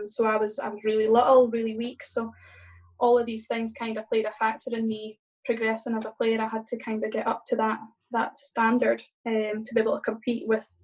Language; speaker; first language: English; native; English